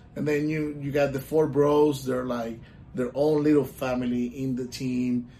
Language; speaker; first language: English; non-native, local second language; Spanish